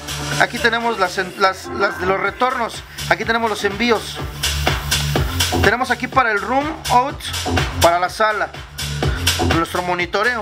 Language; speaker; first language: Spanish; native; Spanish